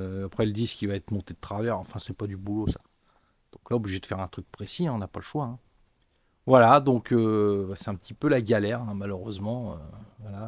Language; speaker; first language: French; native; French